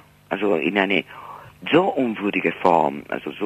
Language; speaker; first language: German; non-native, fluent; Spanish